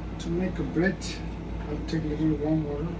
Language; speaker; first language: English; non-native, learner; Tibetan